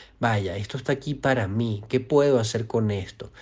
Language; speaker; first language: Spanish; native; Spanish